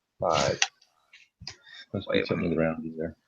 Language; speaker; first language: English; native; English